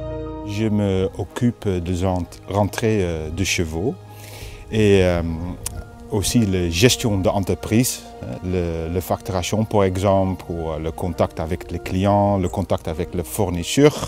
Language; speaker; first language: French; non-native, fluent; Dutch